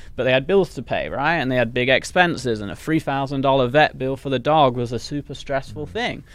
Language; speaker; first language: English; native; English